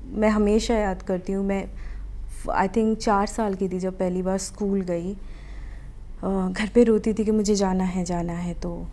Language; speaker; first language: Hindi; non-native, local second language; Odia